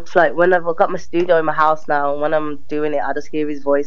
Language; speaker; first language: English; native; English